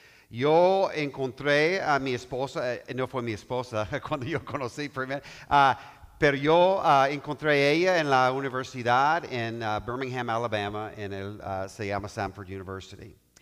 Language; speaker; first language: Spanish; non-native, learner; English